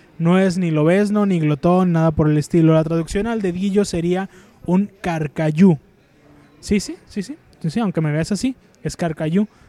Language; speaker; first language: Spanish; native; Spanish